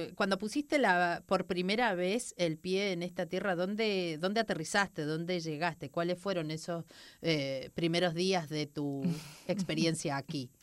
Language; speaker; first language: Spanish; native; Spanish